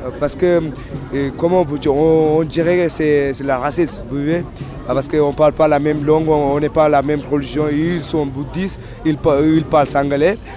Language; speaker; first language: French; non-native, learner; Tamil